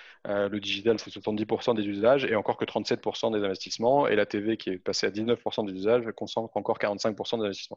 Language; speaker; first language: French; native; French